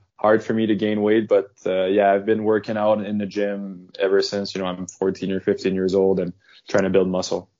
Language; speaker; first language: English; non-native, fluent; French